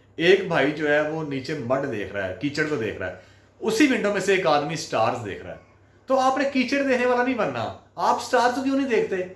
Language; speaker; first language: Urdu; non-native, local second language; Punjabi